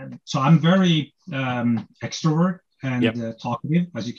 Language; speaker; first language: English; non-native, fluent; Norwegian